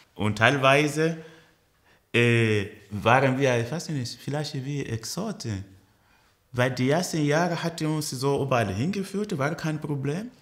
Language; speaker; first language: German; early bilingual, other home language; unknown